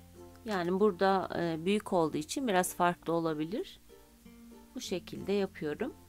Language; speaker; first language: Turkish; native; Turkish